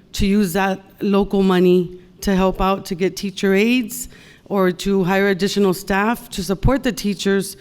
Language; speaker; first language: English; native; English